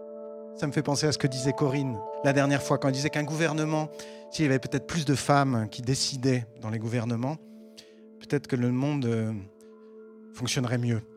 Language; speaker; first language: French; native; French